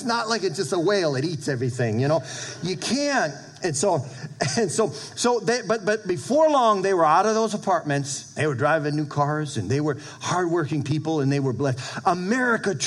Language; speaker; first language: English; native; English